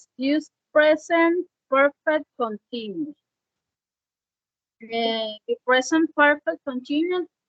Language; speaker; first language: English; non-native, learner; Spanish